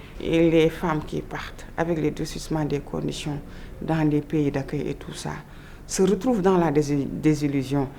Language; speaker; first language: French; non-native, local second language; Wolof